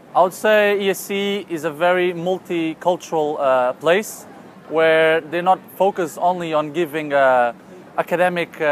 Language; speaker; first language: English; non-native, fluent; Portuguese